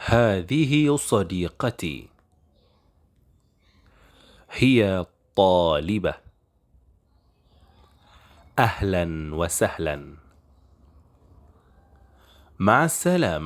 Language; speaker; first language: Arabic; non-native, fluent; Indonesian